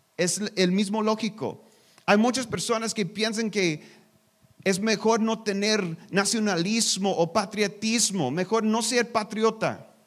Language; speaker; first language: Spanish; non-native, learner; English